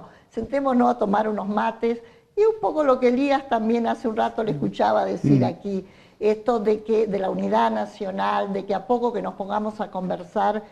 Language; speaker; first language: Spanish; native; Spanish